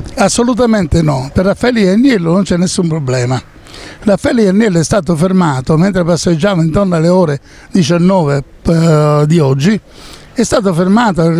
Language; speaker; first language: Italian; native; Italian